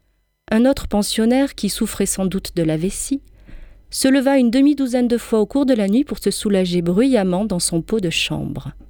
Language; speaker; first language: French; native; French